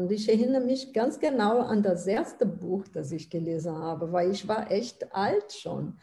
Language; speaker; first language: German; non-native, fluent; Portuguese